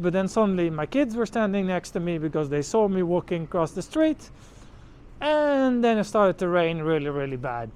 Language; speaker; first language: English; non-native, fluent; Dutch